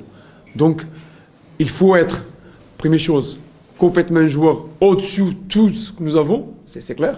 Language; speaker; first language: French; non-native, learner; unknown